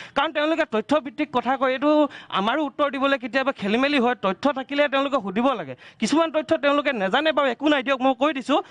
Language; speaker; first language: Assamese; native; Assamese